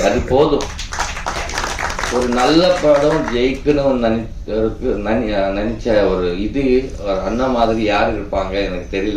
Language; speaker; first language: Tamil; non-native, learner; Telugu